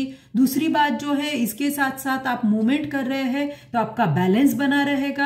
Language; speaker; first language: Hindi; non-native, local second language; Marathi